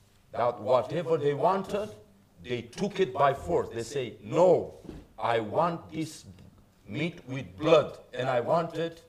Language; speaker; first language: English; non-native, fluent; Romanian